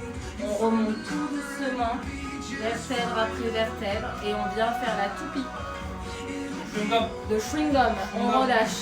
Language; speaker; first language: French; native; French